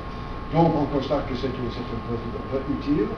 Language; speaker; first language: French; non-native, fluent; English